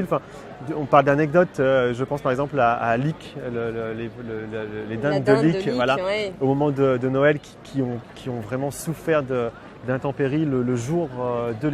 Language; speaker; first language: French; native; French